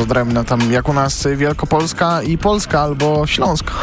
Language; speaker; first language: Polish; native; Polish